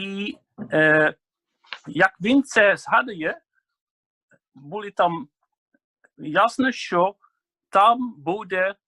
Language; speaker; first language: Ukrainian; non-native, fluent; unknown